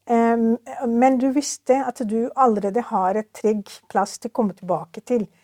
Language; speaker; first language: Norwegian; non-native, fluent; Urdu